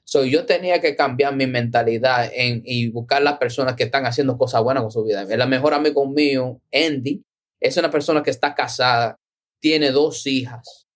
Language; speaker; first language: Spanish; early bilingual, heritage; Spanish